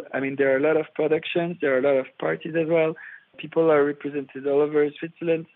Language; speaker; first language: English; non-native, fluent; French